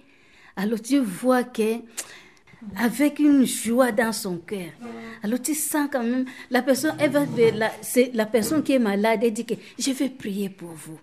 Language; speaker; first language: French; non-native, fluent; Tamil